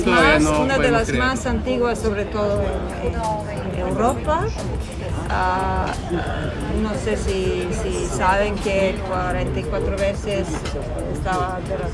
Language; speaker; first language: Spanish; non-native, fluent; Serbian